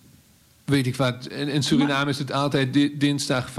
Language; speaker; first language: Dutch; non-native, fluent; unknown